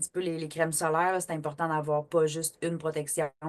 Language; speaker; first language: French; native; French